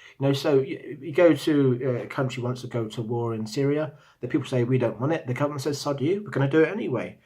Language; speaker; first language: English; native; English